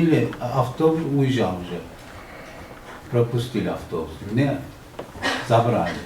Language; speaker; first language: Russian; non-native, learner; Uzbek